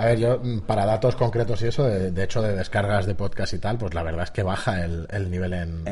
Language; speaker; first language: Spanish; native; Spanish